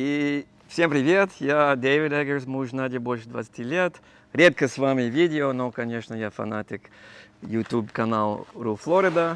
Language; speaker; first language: Russian; non-native, fluent; English